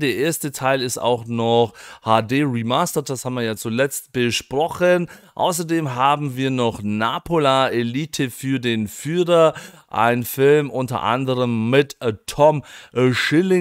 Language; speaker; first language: German; native; German